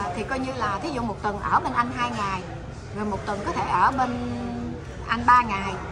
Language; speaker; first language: Vietnamese; native; Vietnamese